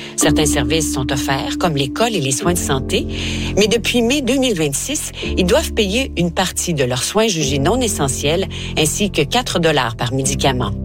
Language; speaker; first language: French; native; French